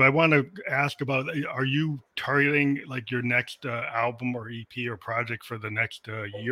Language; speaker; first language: English; native; English